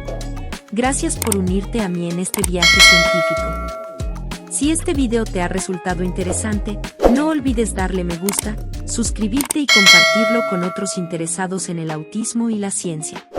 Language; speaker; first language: Spanish; native; Spanish